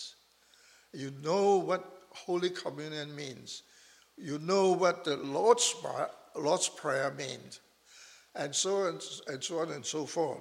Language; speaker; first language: English; non-native, local second language; Chinese